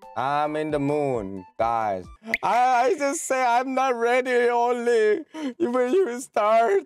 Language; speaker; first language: English; non-native, learner; Korean